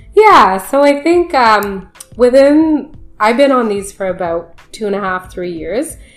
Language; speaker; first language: English; early bilingual, other home language; Urdu